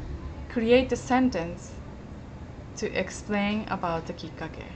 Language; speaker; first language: English; non-native, fluent; Japanese